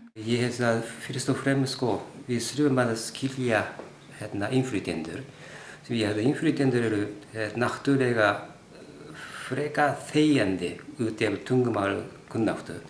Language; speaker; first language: Icelandic; non-native, fluent; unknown